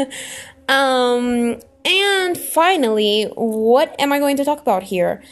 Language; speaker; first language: English; non-native, fluent; Portuguese